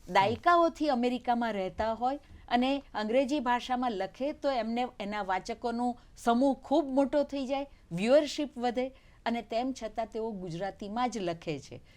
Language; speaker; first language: Gujarati; native; Gujarati